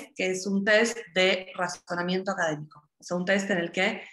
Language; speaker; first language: Spanish; native; Spanish